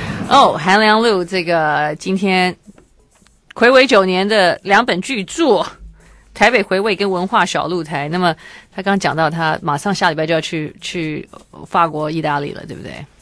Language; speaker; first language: Chinese; native; Chinese